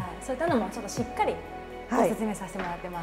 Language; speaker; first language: Japanese; native; Japanese